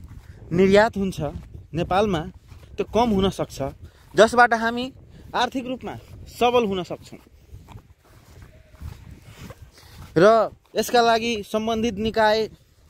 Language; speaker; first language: Nepali; non-native, local second language; Maithili